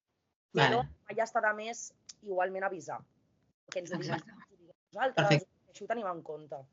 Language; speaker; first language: Catalan; native; Catalan